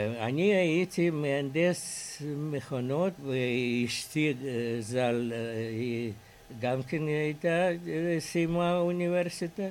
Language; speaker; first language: Hebrew; non-native, fluent; Russian